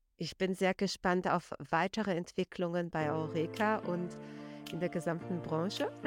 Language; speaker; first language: German; native; German